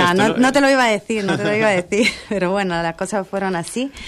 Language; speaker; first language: Spanish; non-native, fluent; Italian